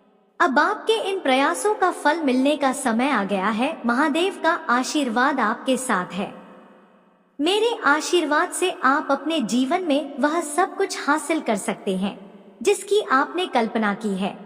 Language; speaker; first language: Hindi; native; Hindi